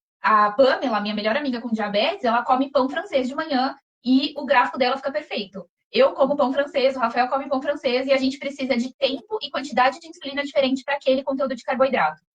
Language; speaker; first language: Portuguese; native; Portuguese